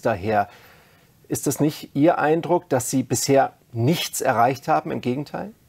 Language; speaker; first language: German; native; German